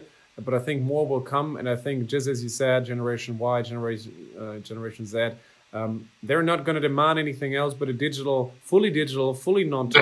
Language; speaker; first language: English; non-native, fluent; German